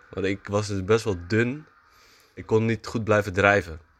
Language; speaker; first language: Dutch; native; Dutch